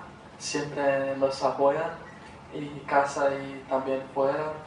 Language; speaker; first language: Spanish; non-native, learner; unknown